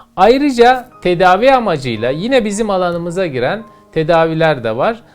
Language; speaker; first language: Turkish; native; Turkish